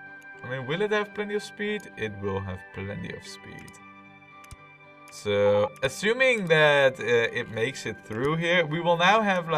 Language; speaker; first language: English; non-native, fluent; Dutch